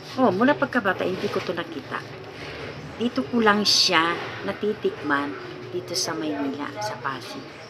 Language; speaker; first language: Filipino; non-native, local second language; Iloko